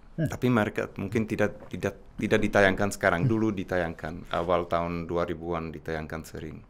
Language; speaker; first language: Indonesian; non-native, fluent; Czech